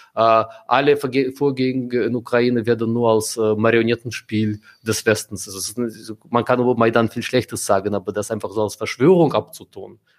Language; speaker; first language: German; non-native, fluent; Russian